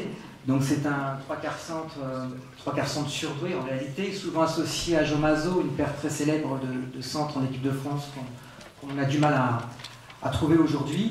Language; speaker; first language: French; native; French